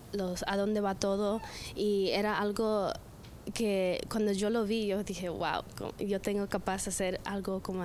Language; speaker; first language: Spanish; early bilingual, other home language; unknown